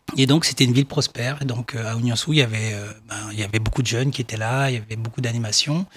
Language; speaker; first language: French; non-native, local second language; Baoulé